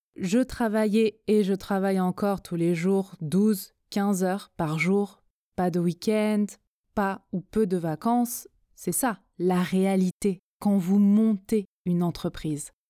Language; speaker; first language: French; native; French